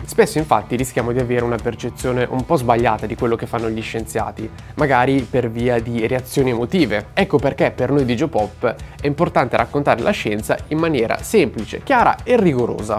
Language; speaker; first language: Italian; native; Italian